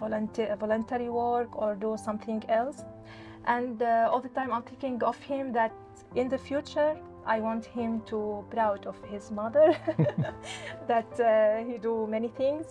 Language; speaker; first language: English; non-native, fluent; Arabic